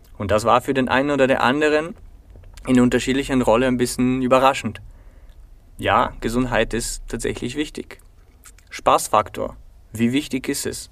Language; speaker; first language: German; non-native, fluent; Bulgarian